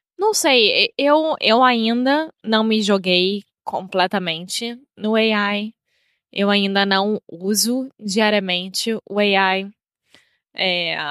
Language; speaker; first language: Portuguese; native; Portuguese